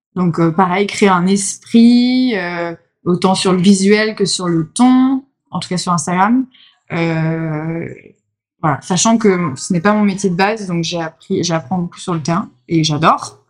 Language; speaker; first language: French; native; French